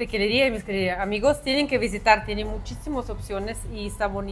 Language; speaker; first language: Spanish; non-native, fluent; Russian